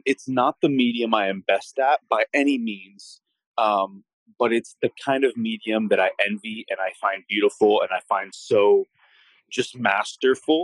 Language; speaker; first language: English; native; English